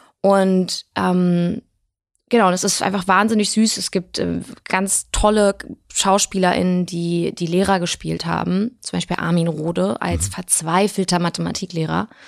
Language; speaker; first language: German; early bilingual, other home language; Russian